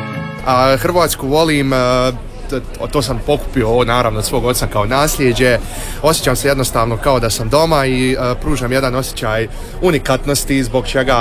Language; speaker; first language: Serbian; early bilingual, heritage; Croatian